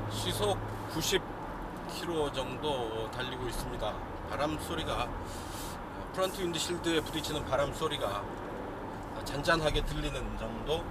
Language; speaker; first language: Korean; native; Korean